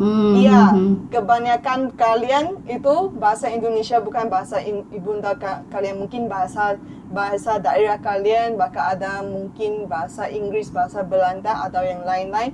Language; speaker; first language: Indonesian; non-native, fluent; Chinese